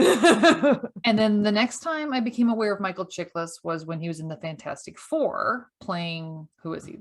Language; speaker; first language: English; native; English